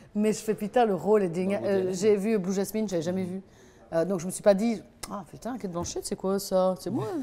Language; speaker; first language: French; native; French